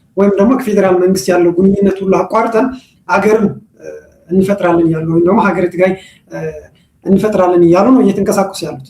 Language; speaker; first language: Amharic; non-native, local second language; Tigrinya